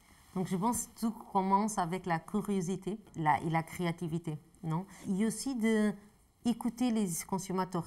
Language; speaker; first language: French; non-native, fluent; Portuguese